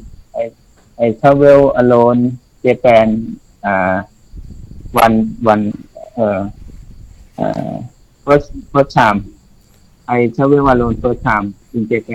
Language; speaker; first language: English; non-native, learner; Thai